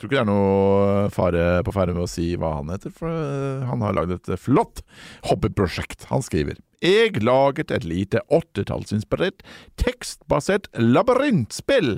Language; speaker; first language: Norwegian; native; Norwegian